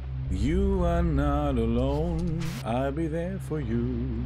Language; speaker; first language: English; non-native, learner; German